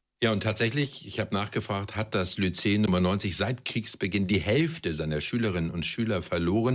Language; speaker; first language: German; native; German